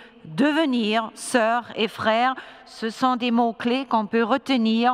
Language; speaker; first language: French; non-native, fluent; German